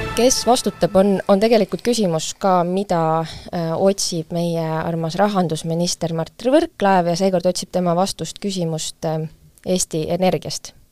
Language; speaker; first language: Estonian; native; Estonian